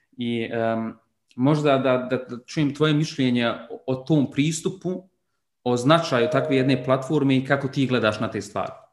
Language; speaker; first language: Croatian; early bilingual, heritage; Bosnian